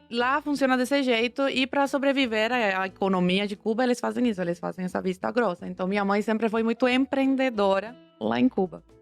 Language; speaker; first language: Portuguese; non-native, fluent; Spanish